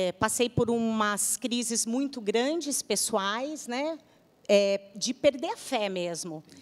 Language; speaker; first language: Portuguese; native; Portuguese